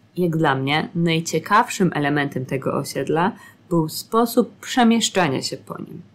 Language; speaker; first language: Polish; native; Polish